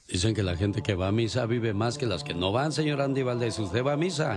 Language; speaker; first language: Spanish; native; Spanish